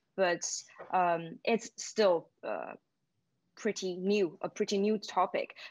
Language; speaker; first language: English; non-native, fluent; Chinese